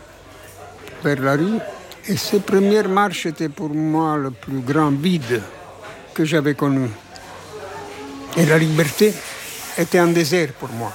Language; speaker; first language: French; non-native, fluent; Italian